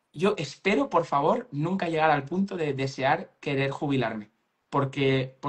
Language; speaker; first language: Spanish; native; Spanish